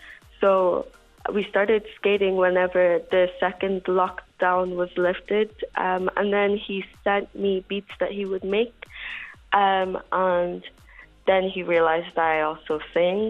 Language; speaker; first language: English; native; English